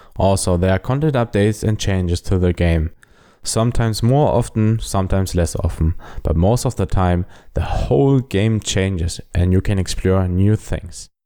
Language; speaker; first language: English; non-native, fluent; German